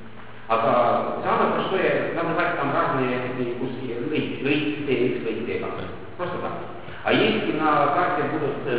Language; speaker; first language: Russian; non-native, local second language; Estonian